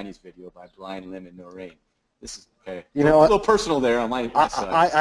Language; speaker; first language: English; native; English